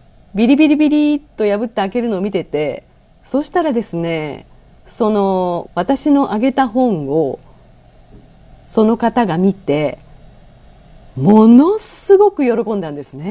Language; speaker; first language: Japanese; native; Japanese